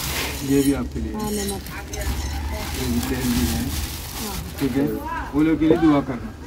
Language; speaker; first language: Hindi; non-native, local second language; Malayalam